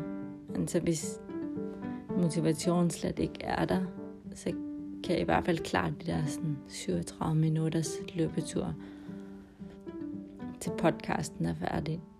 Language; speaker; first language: Danish; non-native, local second language; Kalaallisut